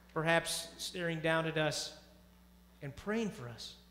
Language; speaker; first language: English; native; English